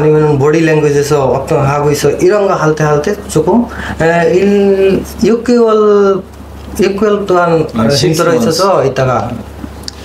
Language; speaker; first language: Korean; non-native, learner; Bangla